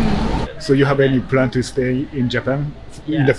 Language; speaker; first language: English; non-native, fluent; Japanese